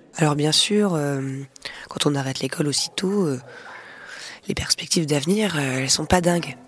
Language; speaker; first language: French; native; French